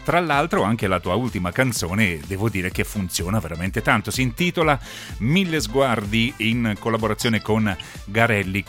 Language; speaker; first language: Italian; native; Italian